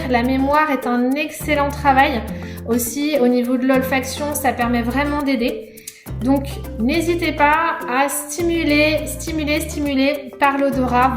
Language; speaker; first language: French; native; French